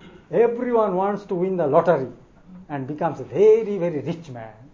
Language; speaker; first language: English; non-native, local second language; Bangla